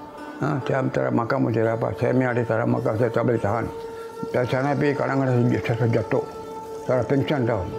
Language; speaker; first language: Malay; non-native, local second language; Tamil